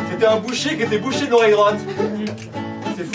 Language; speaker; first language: French; native; French